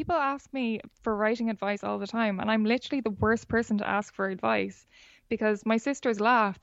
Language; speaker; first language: English; native; English